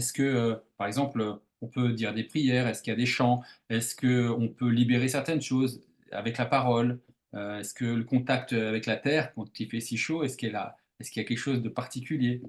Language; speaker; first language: French; native; French